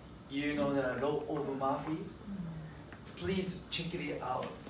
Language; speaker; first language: English; non-native, learner; Japanese